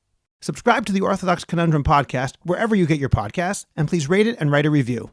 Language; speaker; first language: English; native; English